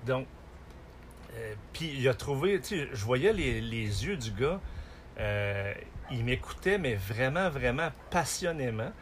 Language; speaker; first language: French; native; French